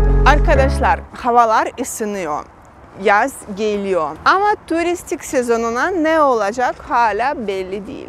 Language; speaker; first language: Turkish; non-native, fluent; Russian